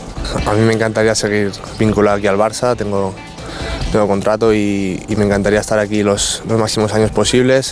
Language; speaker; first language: Spanish; native; Spanish